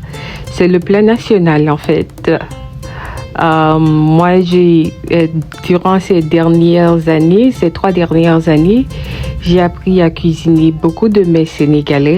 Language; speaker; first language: French; non-native, local second language; Haitian Creole